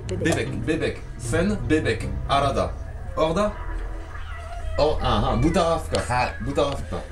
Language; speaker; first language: Turkish; non-native, learner; French